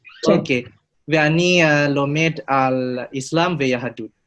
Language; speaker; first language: Hebrew; non-native, learner; Indonesian